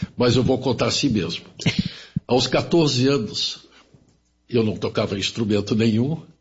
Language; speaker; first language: Portuguese; early bilingual, other home language; German